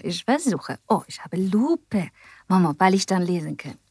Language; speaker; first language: German; non-native, learner; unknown